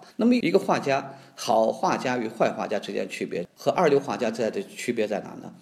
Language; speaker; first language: Chinese; native; Chinese